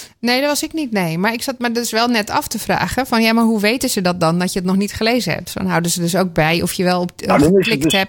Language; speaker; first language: Dutch; native; Dutch